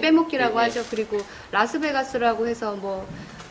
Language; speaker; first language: Korean; native; Korean